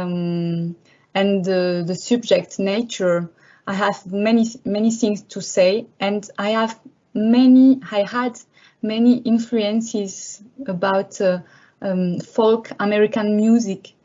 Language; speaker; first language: English; non-native, learner; French